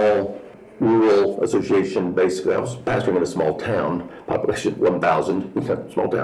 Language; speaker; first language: English; native; English